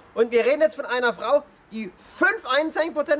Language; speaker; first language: German; native; German